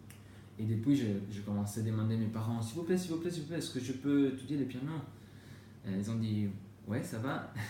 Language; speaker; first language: French; non-native, learner; Italian